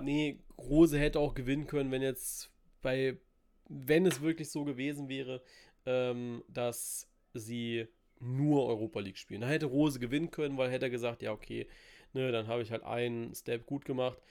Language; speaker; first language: German; native; German